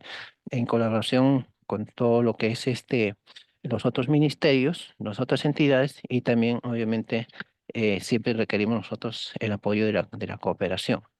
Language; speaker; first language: Spanish; native; Spanish